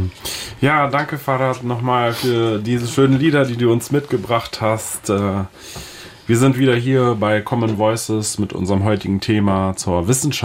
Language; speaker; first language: German; native; German